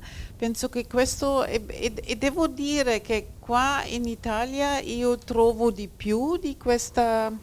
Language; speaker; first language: Italian; non-native, fluent; German